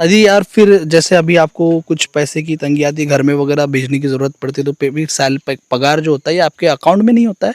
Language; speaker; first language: Hindi; non-native, local second language; Marathi